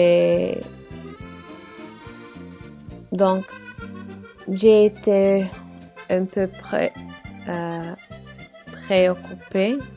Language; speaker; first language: French; non-native, learner; Arabic